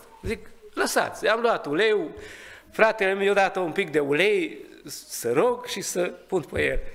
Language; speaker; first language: Romanian; non-native, learner; Hungarian